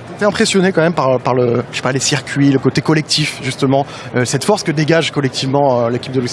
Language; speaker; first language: French; native; French